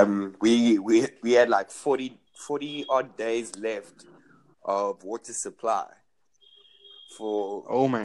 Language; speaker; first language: English; non-native, local second language; Afrikaans